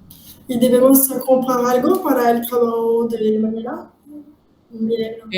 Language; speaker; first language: Spanish; non-native, learner; French